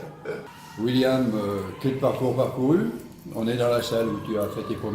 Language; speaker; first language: French; native; French